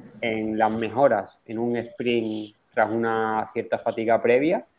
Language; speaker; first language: Spanish; native; Spanish